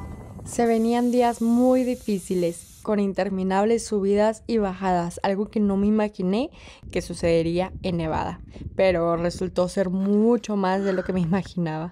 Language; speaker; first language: Spanish; native; Spanish